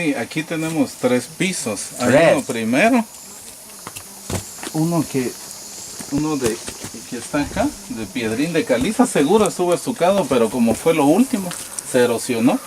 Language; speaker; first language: Spanish; native; Spanish